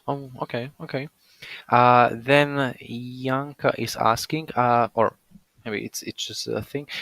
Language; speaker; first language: English; non-native, fluent; Slovak